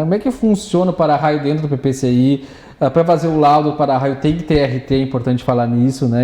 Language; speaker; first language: Portuguese; native; Portuguese